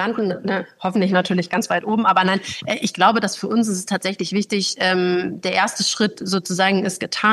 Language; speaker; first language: German; native; German